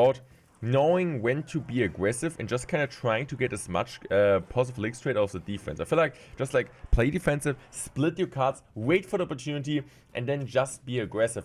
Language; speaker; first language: English; non-native, fluent; German